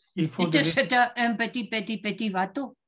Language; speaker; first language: French; non-native, fluent; Spanish